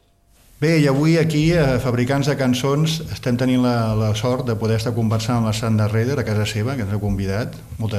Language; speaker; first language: Catalan; native; Catalan